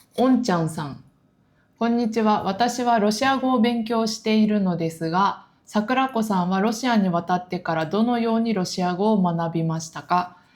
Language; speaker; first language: Japanese; native; Japanese